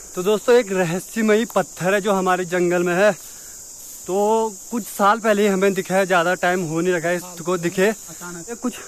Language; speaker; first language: Hindi; native; Hindi